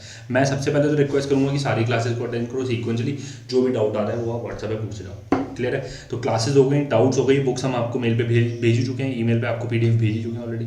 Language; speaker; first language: Hindi; native; Hindi